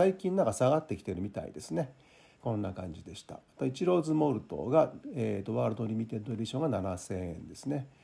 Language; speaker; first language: Japanese; native; Japanese